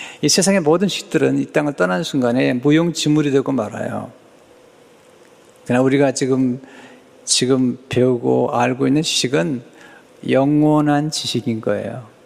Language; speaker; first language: Korean; native; Korean